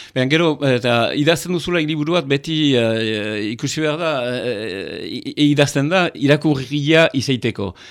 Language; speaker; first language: Basque; native; Basque